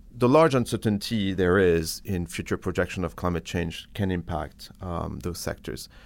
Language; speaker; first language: English; non-native, fluent; French